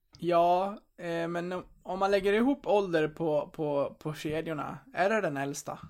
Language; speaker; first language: Swedish; native; Swedish